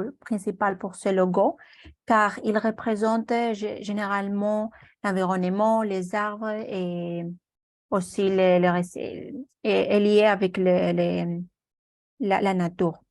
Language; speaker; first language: French; non-native, learner; Spanish